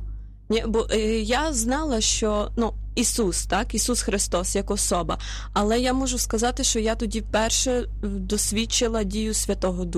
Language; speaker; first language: Ukrainian; native; Ukrainian